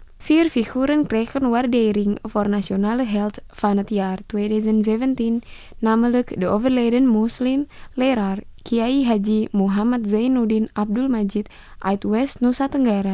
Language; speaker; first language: Dutch; non-native, fluent; Indonesian